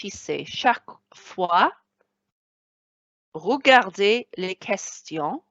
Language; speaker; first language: French; non-native, fluent; Welsh